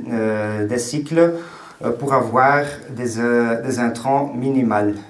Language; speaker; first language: French; non-native, local second language; Dutch